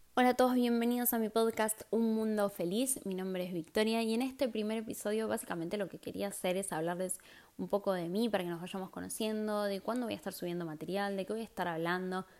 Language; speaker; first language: Spanish; native; Spanish